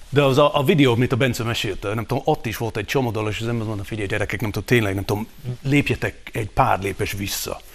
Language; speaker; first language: Hungarian; non-native, fluent; English